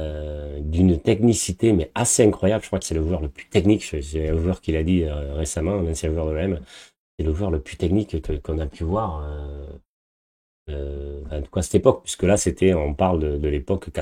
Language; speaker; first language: French; native; French